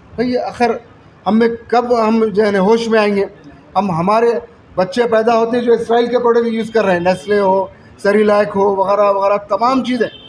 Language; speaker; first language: Urdu; native; Urdu